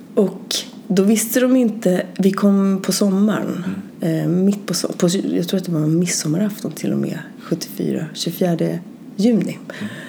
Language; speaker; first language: Swedish; early bilingual, other home language; Spanish